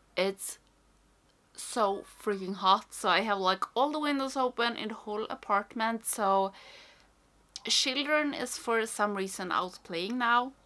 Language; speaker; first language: English; non-native, fluent; Swedish